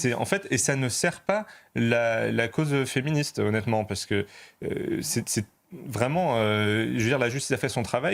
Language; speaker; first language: French; native; French